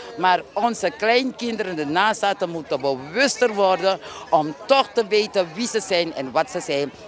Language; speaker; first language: Dutch; native; Dutch